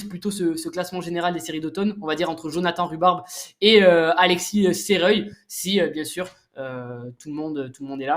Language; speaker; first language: French; native; French